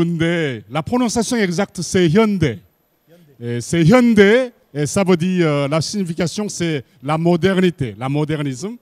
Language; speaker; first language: French; non-native, learner; Korean